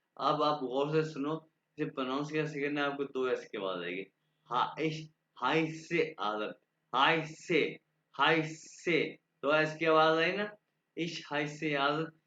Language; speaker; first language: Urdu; non-native, local second language; Punjabi